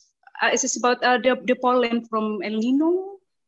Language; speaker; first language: English; non-native, learner; Indonesian